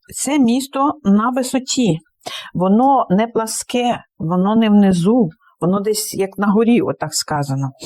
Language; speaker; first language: Ukrainian; native; Ukrainian